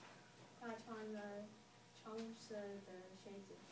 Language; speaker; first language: Chinese; non-native, learner; English